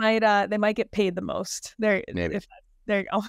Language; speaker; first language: English; native; English